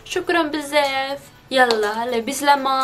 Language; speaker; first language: Arabic; non-native, learner; Korean